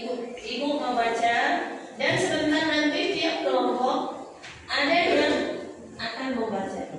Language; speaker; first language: Indonesian; native; Indonesian